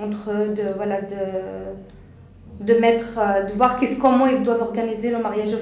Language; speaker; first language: French; non-native, local second language; Arabic